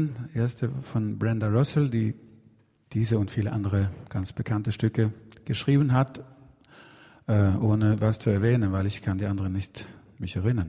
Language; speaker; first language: German; non-native, learner; Swedish